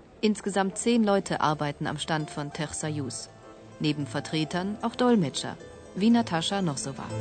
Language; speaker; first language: German; native; German